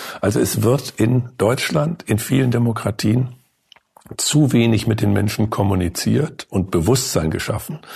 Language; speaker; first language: German; native; German